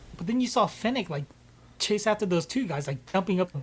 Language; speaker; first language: English; native; English